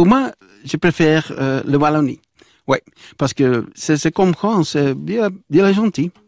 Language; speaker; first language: French; non-native, local second language; Dutch